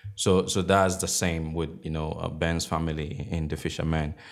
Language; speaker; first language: English; non-native, local second language; Igbo